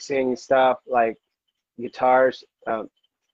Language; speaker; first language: English; non-native, local second language; Hiligaynon